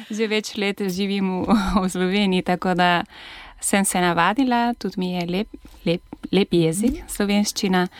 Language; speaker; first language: Slovenian; non-native, fluent; Spanish